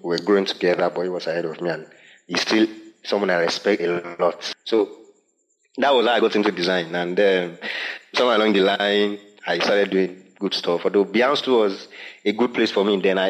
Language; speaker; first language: English; non-native, local second language; Yoruba